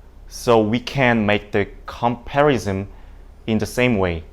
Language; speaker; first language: English; non-native, learner; Indonesian